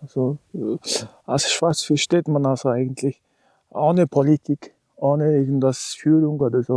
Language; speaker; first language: German; non-native, learner; Mongolian